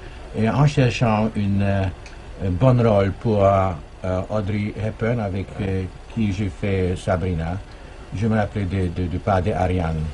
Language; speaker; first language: French; non-native, fluent; German